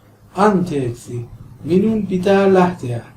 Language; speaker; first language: Finnish; non-native, learner; Persian